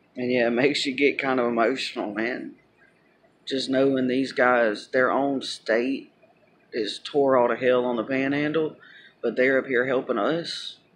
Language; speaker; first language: English; native; English